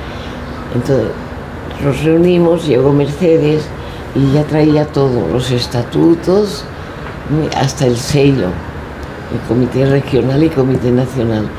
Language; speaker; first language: Spanish; native; Spanish